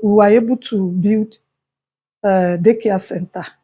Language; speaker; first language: English; non-native, local second language; Yoruba